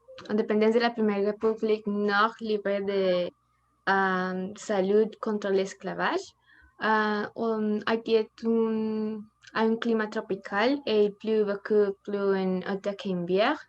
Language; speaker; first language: French; non-native, learner; Spanish